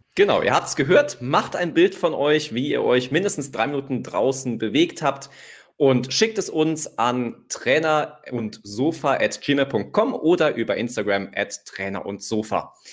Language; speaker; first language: German; native; German